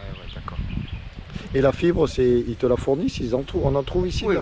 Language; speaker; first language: French; native; French